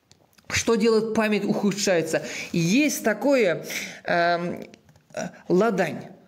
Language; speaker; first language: Russian; non-native, local second language; Uzbek